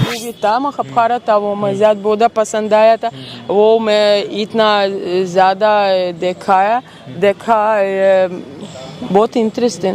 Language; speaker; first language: Hindi; non-native, learner; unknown